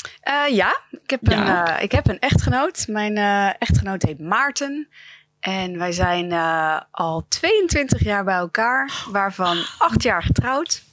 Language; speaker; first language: Dutch; native; Dutch